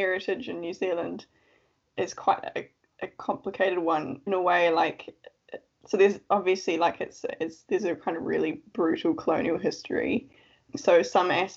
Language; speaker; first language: English; native; English